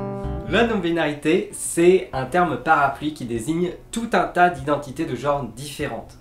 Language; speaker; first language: French; native; French